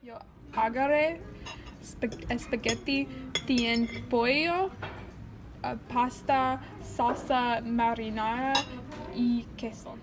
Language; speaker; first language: Spanish; non-native, learner; English